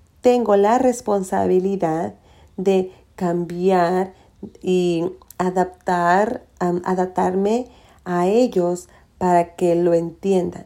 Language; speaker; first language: Spanish; early bilingual, heritage; Spanish